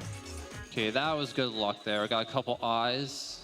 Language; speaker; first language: English; native; English